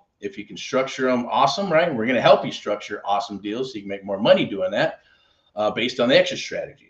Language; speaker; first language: English; native; English